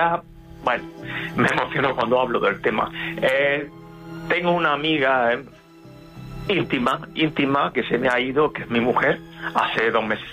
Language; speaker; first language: Spanish; native; Spanish